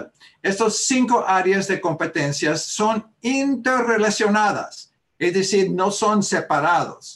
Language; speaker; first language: Spanish; early bilingual, heritage; Spanish